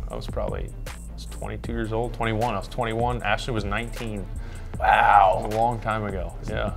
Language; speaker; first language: English; native; English